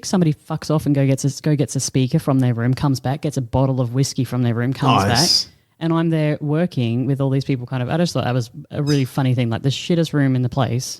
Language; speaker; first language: English; native; English